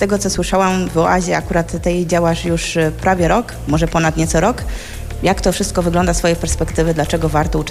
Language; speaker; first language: Polish; native; Polish